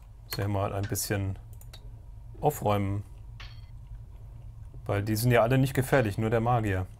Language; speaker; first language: German; native; German